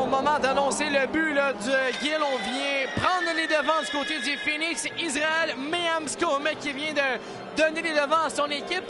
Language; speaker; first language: French; native; French